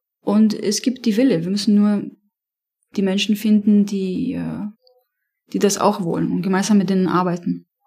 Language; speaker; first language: German; non-native, fluent; Arabic